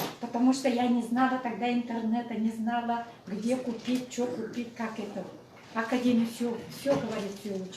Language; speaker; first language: Russian; native; Russian